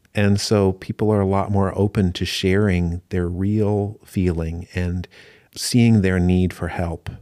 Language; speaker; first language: English; native; English